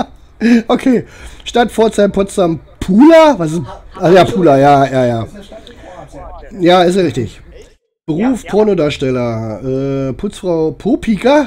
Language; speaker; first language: German; native; German